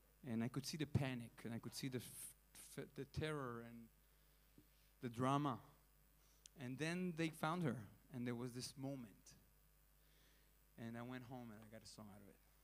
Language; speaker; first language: English; non-native, fluent; Hebrew